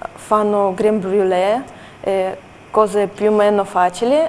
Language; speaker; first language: Italian; non-native, fluent; Russian